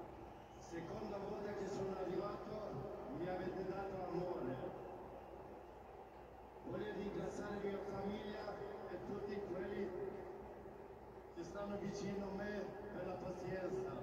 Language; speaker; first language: Italian; non-native, learner; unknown